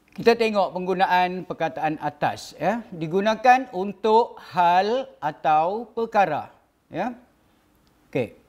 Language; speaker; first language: Malay; native; Malay